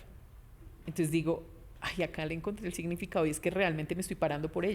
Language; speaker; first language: Spanish; native; Spanish